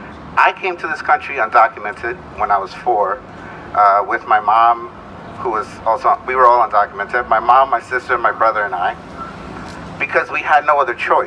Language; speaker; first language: English; early bilingual, other home language; Spanish